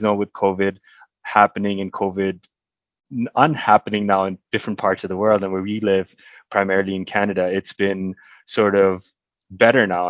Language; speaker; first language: English; non-native, local second language; Hindi